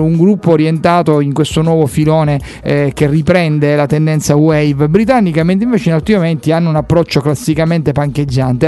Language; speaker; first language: Italian; native; Italian